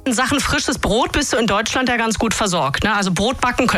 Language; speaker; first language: German; native; German